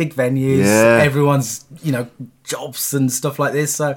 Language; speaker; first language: English; native; English